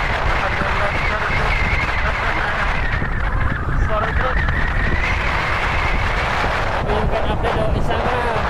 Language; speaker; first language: English; non-native, learner; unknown